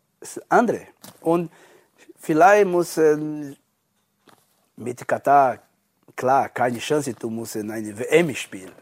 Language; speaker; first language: German; non-native, learner; Portuguese